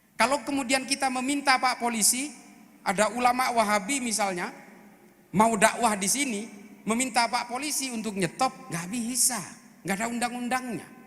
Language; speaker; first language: Indonesian; non-native, local second language; Madurese